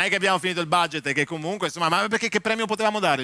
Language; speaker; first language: Italian; native; Italian